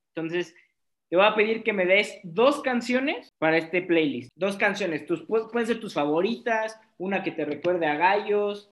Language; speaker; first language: Spanish; native; Spanish